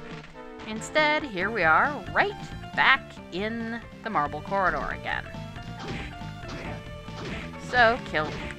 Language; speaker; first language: English; native; English